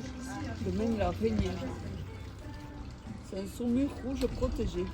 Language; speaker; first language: French; native; French